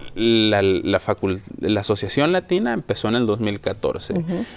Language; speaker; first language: Spanish; native; Spanish